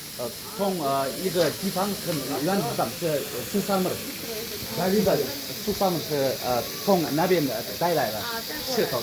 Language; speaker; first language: Chinese; non-native, learner; Kyrgyz